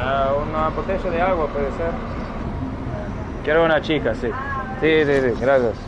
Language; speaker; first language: Spanish; non-native, fluent; English